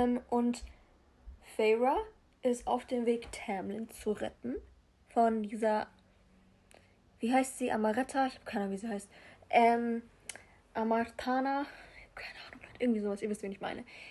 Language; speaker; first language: German; native; German